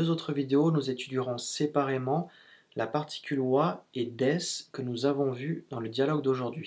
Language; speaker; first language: French; native; French